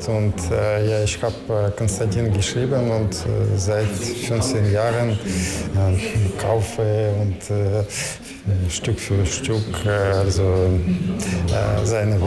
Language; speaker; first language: German; non-native, learner; Russian